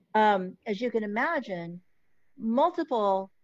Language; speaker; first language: English; early bilingual, other home language; Filipino